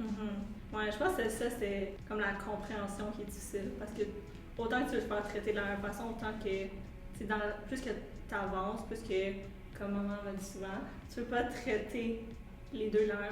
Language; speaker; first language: French; native; French